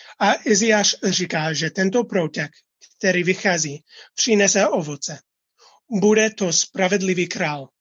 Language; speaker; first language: Czech; non-native, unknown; English